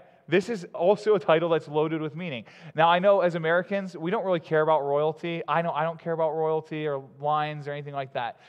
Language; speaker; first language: English; native; English